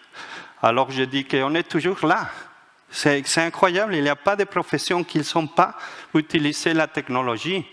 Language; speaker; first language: French; non-native, fluent; Spanish